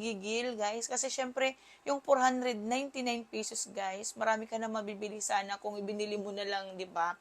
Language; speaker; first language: Filipino; native; Filipino